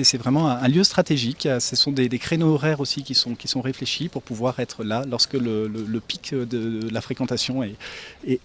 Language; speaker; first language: French; native; French